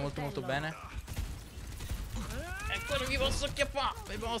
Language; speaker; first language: Italian; native; Italian